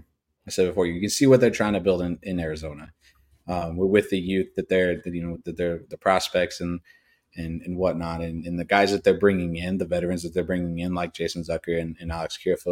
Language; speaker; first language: English; native; English